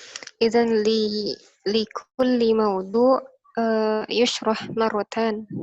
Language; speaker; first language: Arabic; non-native, learner; Indonesian